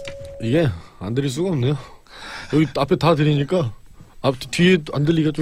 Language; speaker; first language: Korean; native; Korean